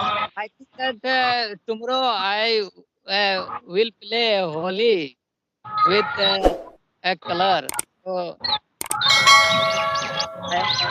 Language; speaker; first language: English; non-native, learner; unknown